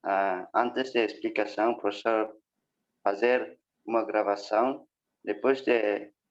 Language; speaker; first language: Portuguese; non-native, learner; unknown